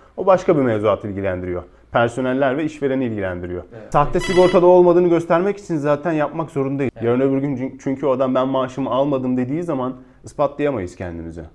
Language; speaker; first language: Turkish; native; Turkish